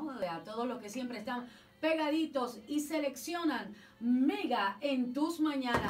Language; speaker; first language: Spanish; native; Spanish